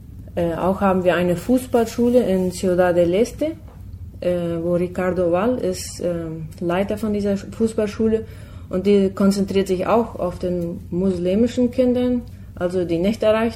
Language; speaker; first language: German; non-native, fluent; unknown